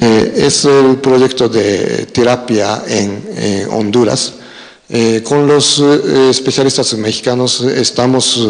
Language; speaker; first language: Spanish; non-native, fluent; Japanese